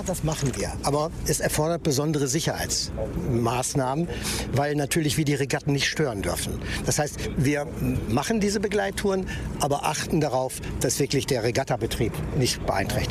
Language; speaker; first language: German; native; German